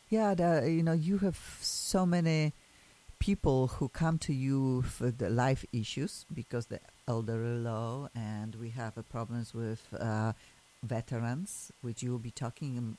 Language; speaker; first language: English; non-native, fluent; Polish